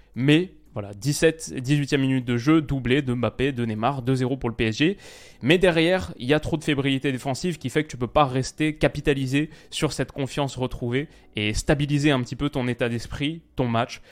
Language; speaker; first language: French; native; French